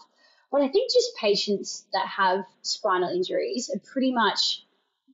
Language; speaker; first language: English; native; English